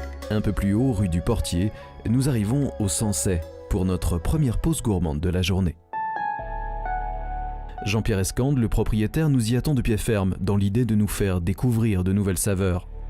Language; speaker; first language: French; native; French